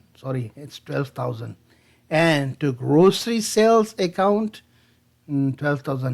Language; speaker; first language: English; non-native, local second language; Urdu